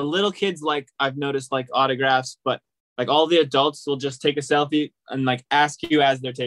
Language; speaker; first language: English; native; English